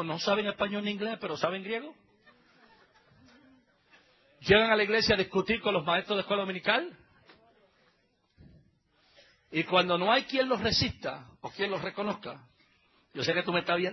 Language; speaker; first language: Spanish; native; Spanish